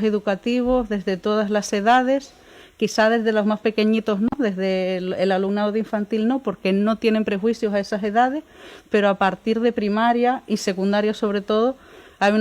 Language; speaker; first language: Spanish; native; Spanish